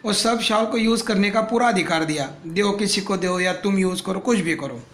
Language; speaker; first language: Hindi; non-native, local second language; Marathi